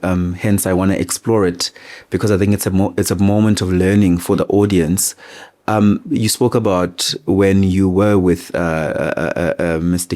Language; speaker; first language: English; non-native, local second language; Zulu